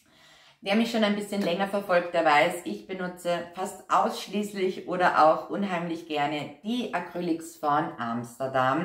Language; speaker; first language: German; native; German